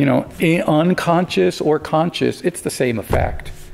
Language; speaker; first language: English; early bilingual, other home language; Spanish